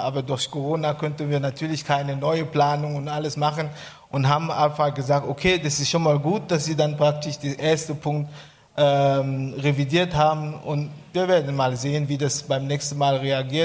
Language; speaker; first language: German; non-native, fluent; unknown